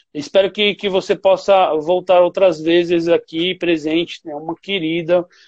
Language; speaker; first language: Portuguese; native; Portuguese